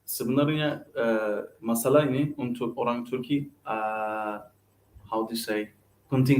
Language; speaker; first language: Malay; non-native, learner; Turkish